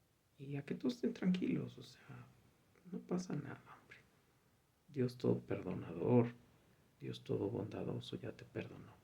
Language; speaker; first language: Spanish; native; Spanish